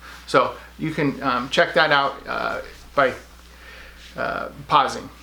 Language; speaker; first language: English; native; English